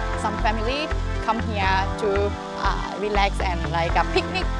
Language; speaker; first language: English; non-native, learner; Thai